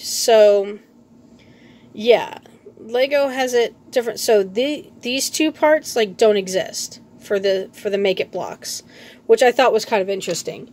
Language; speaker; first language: English; native; English